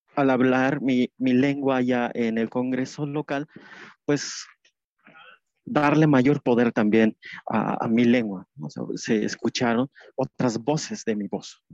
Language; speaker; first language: Spanish; non-native, local second language; Tzeltal